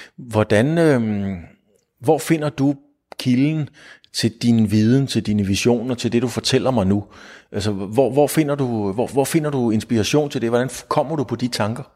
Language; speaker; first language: Danish; native; Danish